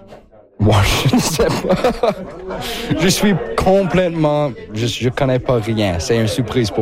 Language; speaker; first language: French; non-native, local second language; English